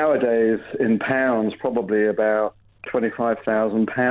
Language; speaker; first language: English; native; English